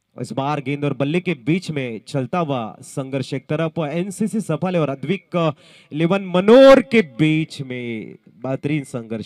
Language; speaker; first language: Hindi; non-native, local second language; Marathi